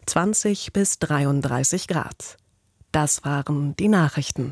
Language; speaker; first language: German; native; German